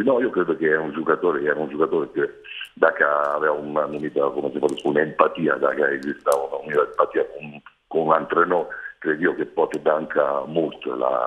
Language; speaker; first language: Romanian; non-native, fluent; Italian